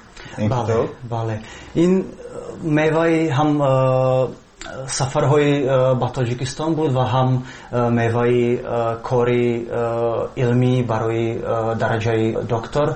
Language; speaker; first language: Tajik; non-native, fluent; Czech